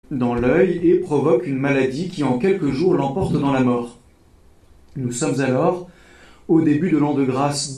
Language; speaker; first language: French; native; French